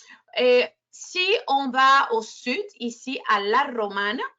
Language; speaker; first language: French; non-native, fluent; Spanish